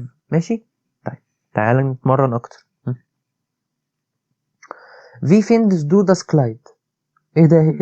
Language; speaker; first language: Arabic; native; Arabic